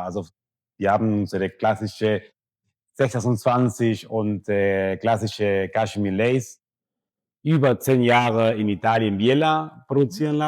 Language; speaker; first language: German; non-native, fluent; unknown